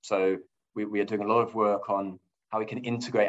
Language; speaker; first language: English; native; English